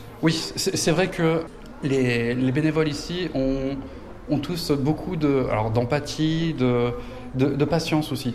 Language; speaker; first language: French; native; French